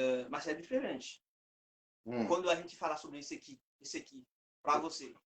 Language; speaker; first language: Portuguese; non-native, learner; Haitian Creole